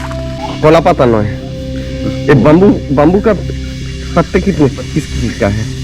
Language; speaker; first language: Hindi; non-native, local second language; Bangla